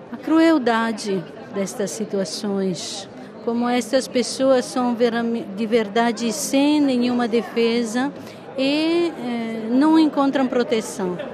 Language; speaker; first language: Portuguese; non-native, fluent; Italian